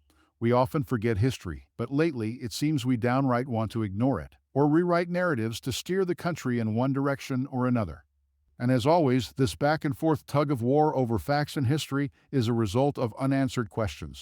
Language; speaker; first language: English; native; English